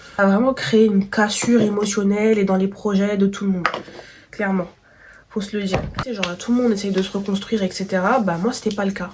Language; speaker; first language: French; native; French